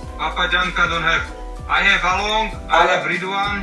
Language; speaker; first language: English; non-native, fluent; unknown